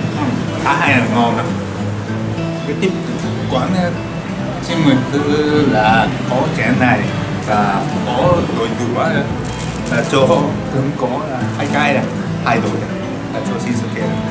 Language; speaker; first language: Vietnamese; non-native, learner; Japanese